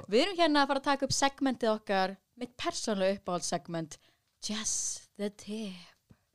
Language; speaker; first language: Icelandic; native; Icelandic